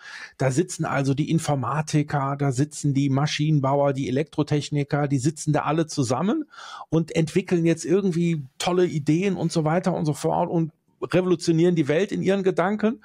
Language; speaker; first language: German; native; German